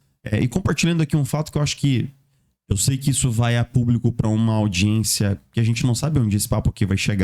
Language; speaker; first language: Portuguese; native; Portuguese